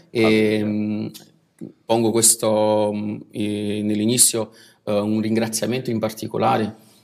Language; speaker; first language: Italian; non-native, fluent; Portuguese